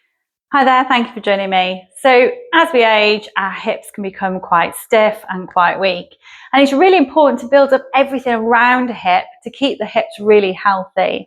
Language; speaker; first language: English; native; English